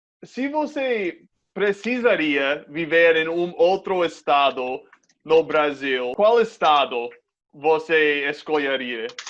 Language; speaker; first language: Portuguese; non-native, fluent; English